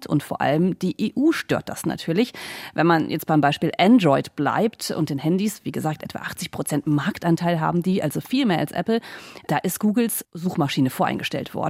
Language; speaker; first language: German; native; German